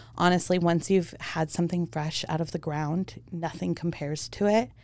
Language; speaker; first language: English; early bilingual, heritage; German